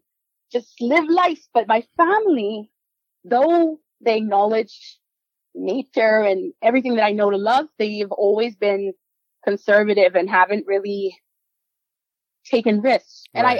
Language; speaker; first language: English; non-native, local second language; Spanish